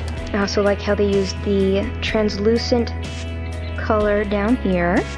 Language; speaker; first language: English; native; English